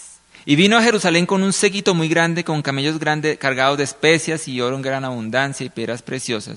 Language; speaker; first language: Spanish; native; Spanish